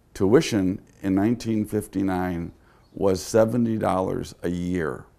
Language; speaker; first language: English; native; English